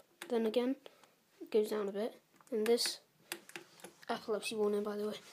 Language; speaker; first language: English; native; English